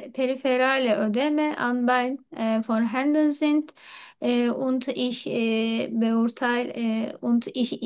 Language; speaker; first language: German; non-native, learner; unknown